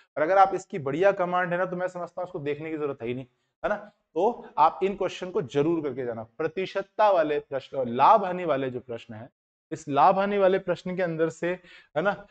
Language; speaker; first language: Hindi; native; Hindi